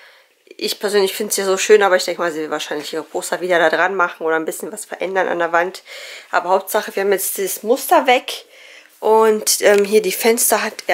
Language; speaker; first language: German; native; German